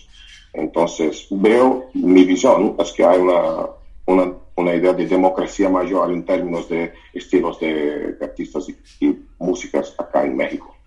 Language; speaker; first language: Spanish; non-native, fluent; Portuguese